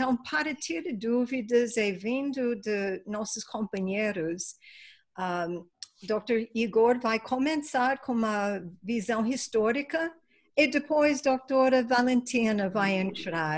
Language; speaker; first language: Portuguese; non-native, fluent; Spanish